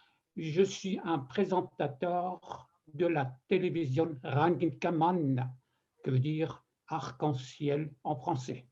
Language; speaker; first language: French; non-native, fluent; Persian